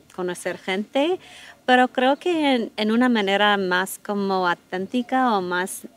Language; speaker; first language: Spanish; non-native, fluent; English